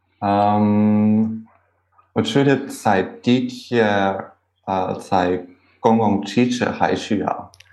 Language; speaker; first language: Chinese; non-native, learner; German